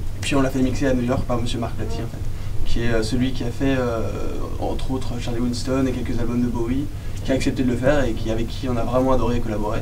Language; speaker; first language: French; native; French